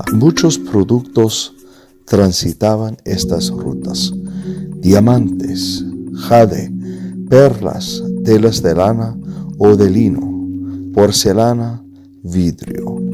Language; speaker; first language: Spanish; non-native, fluent; English